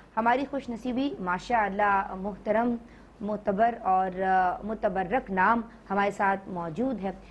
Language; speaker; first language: Urdu; native; Urdu